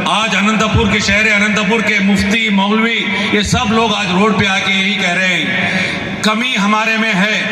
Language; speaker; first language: Urdu; native; Urdu